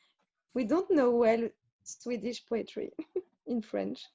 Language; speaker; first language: English; non-native, learner; French